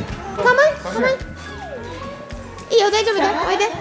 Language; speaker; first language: Japanese; native; Japanese